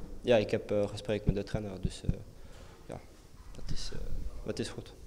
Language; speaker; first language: Dutch; non-native, learner; French